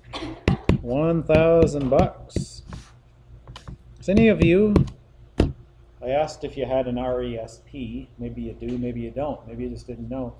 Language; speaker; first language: English; native; English